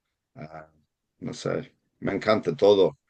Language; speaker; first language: Spanish; non-native, fluent; English